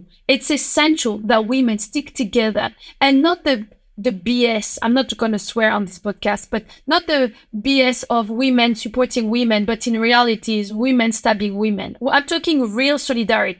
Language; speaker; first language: English; non-native, fluent; French